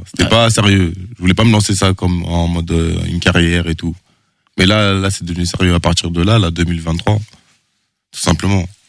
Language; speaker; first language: French; native; French